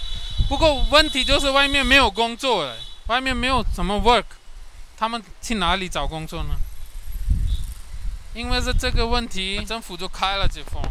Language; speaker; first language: Chinese; non-native, learner; Hindi